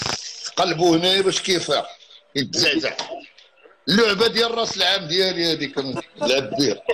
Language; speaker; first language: Arabic; native; Arabic